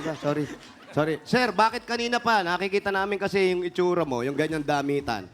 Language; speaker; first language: Filipino; native; Filipino